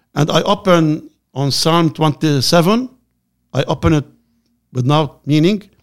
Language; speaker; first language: English; non-native, learner; Arabic